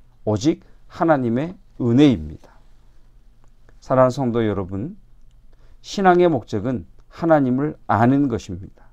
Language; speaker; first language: Korean; native; Korean